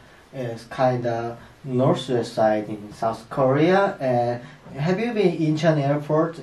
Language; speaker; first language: English; non-native, learner; Korean